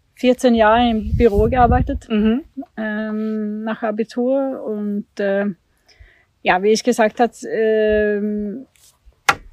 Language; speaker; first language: German; non-native, fluent; Swedish